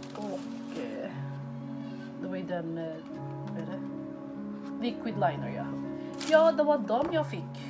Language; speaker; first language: Swedish; non-native, fluent; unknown